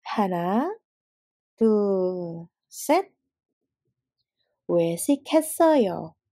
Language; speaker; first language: Korean; non-native, fluent; Indonesian